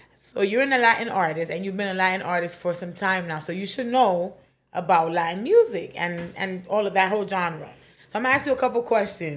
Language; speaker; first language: English; early bilingual, other home language; Spanish